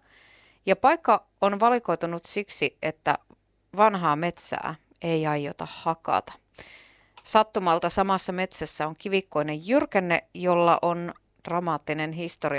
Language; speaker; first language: Finnish; native; Finnish